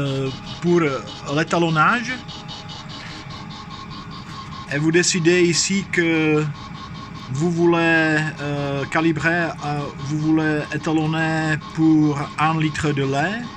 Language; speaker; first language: French; non-native, fluent; Czech